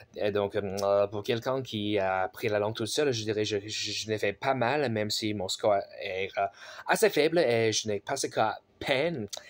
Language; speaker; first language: French; non-native, fluent; Chinese